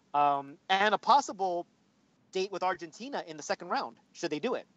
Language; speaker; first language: English; early bilingual, other home language; Spanish